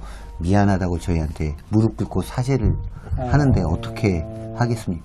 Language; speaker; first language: Korean; native; Korean